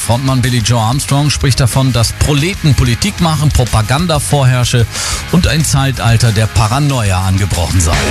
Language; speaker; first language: German; native; German